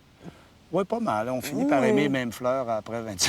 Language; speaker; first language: French; native; French